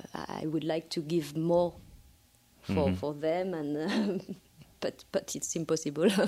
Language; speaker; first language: English; non-native, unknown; French